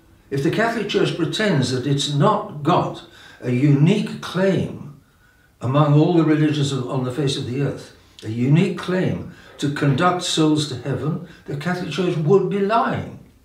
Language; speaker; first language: English; native; English